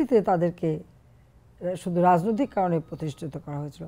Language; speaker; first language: Bangla; native; Bangla